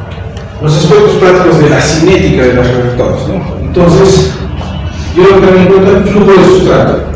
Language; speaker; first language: Spanish; native; Spanish